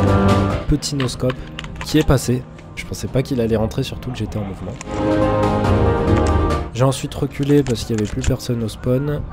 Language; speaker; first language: French; native; French